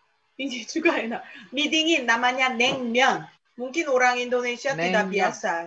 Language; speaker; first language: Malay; non-native, fluent; Korean